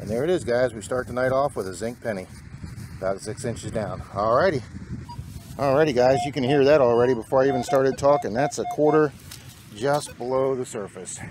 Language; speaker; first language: English; native; English